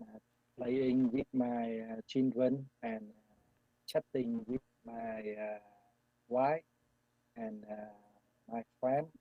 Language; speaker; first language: English; non-native, learner; Vietnamese